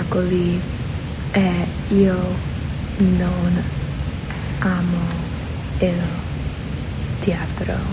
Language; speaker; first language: Italian; non-native, learner; English